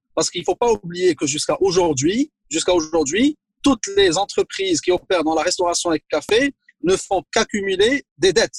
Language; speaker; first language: French; non-native, local second language; Arabic